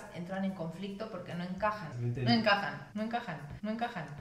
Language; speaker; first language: Spanish; early bilingual, other home language; English